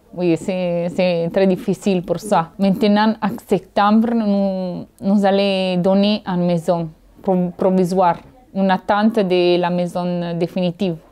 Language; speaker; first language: French; non-native, learner; Italian